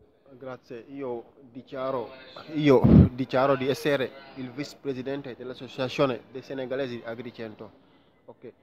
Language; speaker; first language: Italian; non-native, fluent; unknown